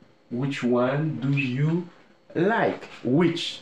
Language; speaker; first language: English; non-native, fluent; Haitian Creole